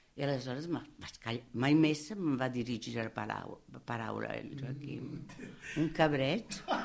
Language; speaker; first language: Catalan; non-native, fluent; Italian